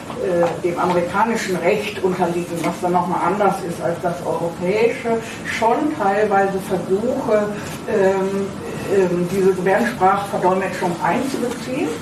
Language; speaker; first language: German; native; German